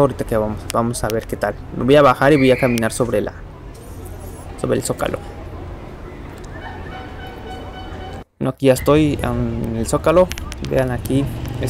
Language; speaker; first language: Spanish; native; Spanish